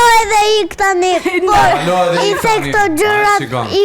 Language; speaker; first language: Albanian; early bilingual, heritage; Albanian